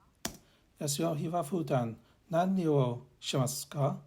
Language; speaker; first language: Japanese; non-native, learner; English